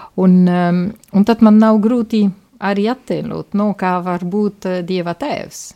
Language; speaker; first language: Latvian; non-native, fluent; Polish